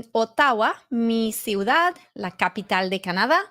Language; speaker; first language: Spanish; non-native, learner; English